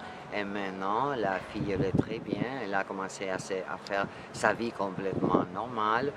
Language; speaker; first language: French; non-native, fluent; Spanish